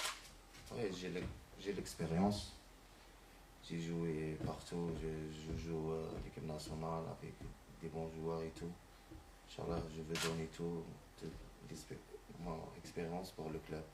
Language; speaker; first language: French; non-native, local second language; Arabic